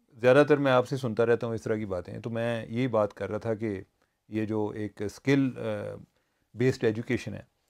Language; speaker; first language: Urdu; native; Urdu